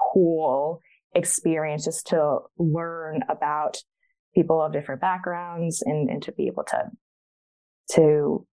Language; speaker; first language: English; early bilingual, other home language; Chinese